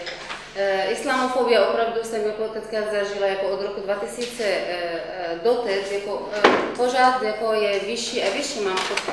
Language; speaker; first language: Czech; non-native, fluent; Arabic